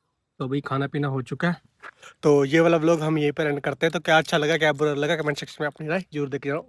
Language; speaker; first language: Hindi; non-native, local second language; Punjabi